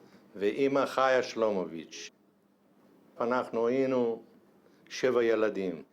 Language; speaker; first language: Hebrew; non-native, fluent; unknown